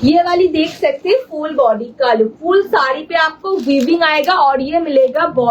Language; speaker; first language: Hindi; non-native, local second language; Bangla